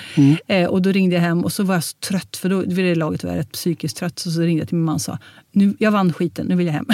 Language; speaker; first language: Swedish; early bilingual, heritage; Swedish